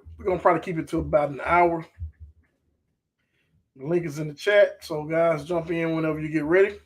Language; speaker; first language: English; native; English